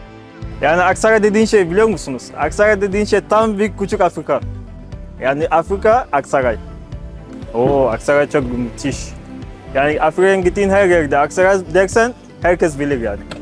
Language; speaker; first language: Turkish; non-native, fluent; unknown